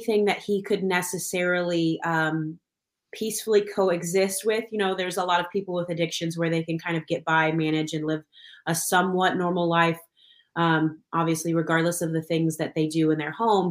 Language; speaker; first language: English; native; English